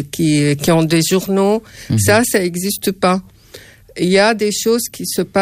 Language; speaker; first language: French; non-native, fluent; Arabic